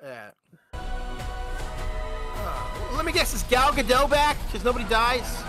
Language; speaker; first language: English; native; English